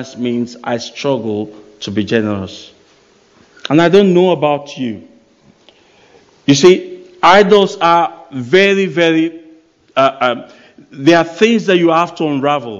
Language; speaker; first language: English; non-native, local second language; Yoruba